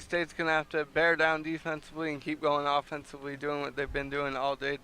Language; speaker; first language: English; native; English